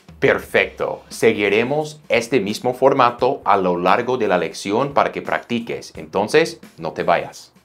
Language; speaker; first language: Spanish; non-native, fluent; English